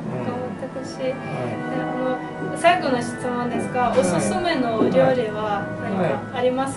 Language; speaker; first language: Japanese; non-native, fluent; Russian